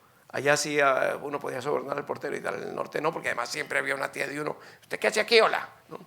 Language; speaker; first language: Spanish; native; Spanish